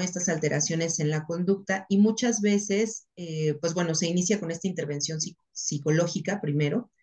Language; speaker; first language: Spanish; native; Spanish